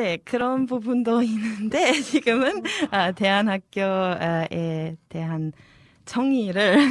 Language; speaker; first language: Korean; non-native, fluent; Serbian